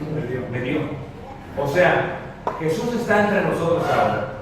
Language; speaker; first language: Spanish; early bilingual, heritage; Spanish